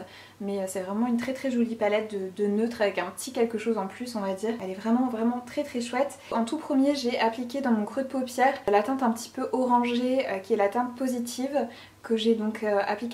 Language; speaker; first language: French; native; French